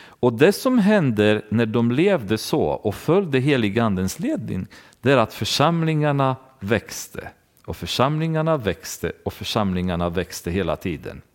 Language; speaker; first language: Swedish; non-native, fluent; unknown